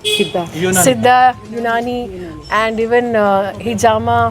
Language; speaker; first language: Hindi; non-native, local second language; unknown